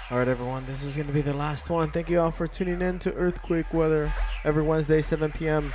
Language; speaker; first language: English; native; English